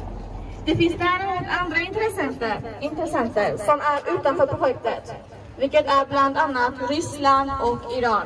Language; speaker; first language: Swedish; non-native, fluent; Azerbaijani